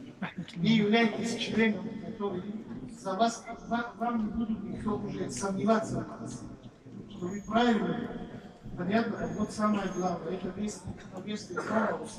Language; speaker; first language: Russian; non-native, learner; Tajik